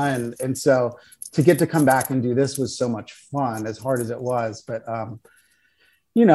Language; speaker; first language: English; native; English